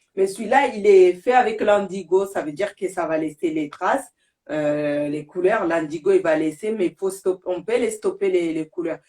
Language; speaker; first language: French; non-native, local second language; Bambara